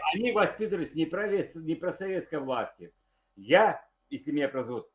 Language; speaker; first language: Russian; native; Russian